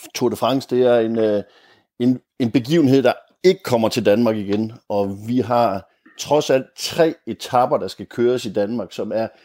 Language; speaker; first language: Danish; native; Danish